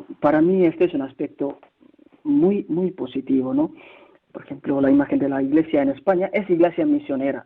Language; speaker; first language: Spanish; non-native, fluent; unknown